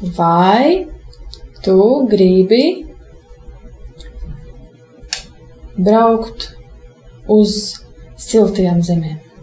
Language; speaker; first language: Latvian; non-native, local second language; Russian